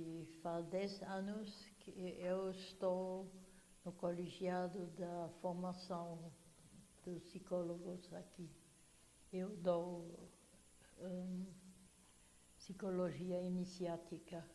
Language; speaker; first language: Portuguese; non-native, fluent; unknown